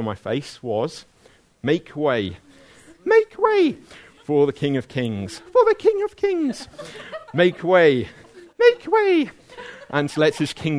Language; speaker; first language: English; native; English